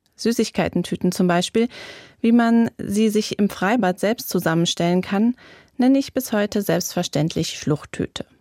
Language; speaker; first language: German; native; German